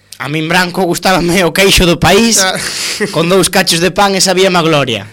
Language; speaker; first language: Galician; non-native, local second language; Spanish